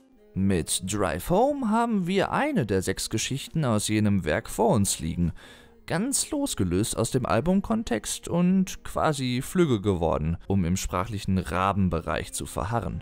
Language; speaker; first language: German; native; German